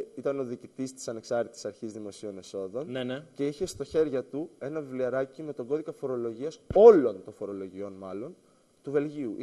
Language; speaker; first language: Greek; native; Greek